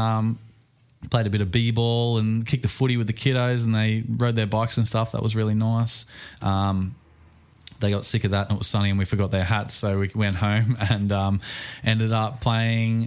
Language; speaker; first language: English; native; English